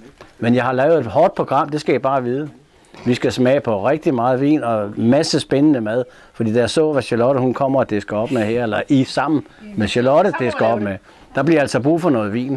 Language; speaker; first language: Danish; native; Danish